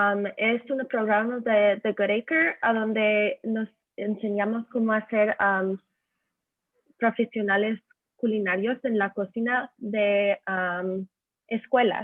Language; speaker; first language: Spanish; early bilingual, heritage; Spanish